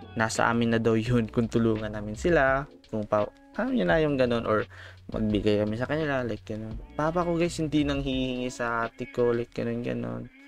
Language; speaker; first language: Filipino; non-native, local second language; Cebuano